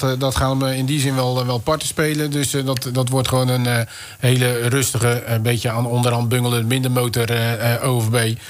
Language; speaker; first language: Dutch; native; Dutch